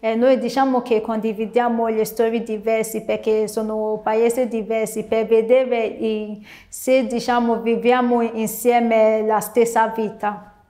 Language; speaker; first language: Italian; non-native, learner; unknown